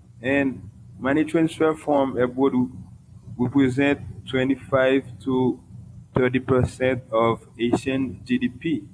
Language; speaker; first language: English; non-native, local second language; Haitian Creole